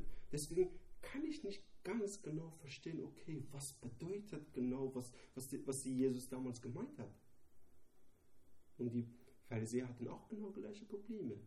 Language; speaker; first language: German; non-native, learner; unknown